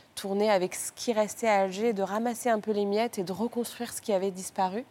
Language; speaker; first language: French; non-native, local second language; Arabic